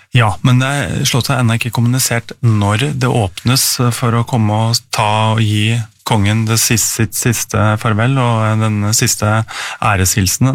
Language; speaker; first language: Norwegian; native; Norwegian